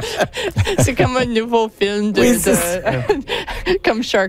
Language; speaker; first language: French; non-native, learner; English